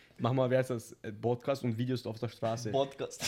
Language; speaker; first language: German; native; German